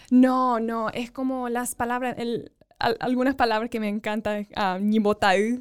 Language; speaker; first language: Spanish; early bilingual, other home language; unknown